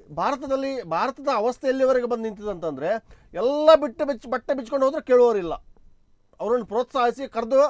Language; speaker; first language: Kannada; native; Kannada